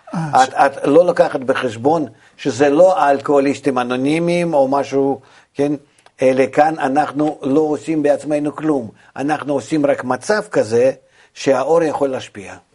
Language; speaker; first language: Hebrew; non-native, fluent; Russian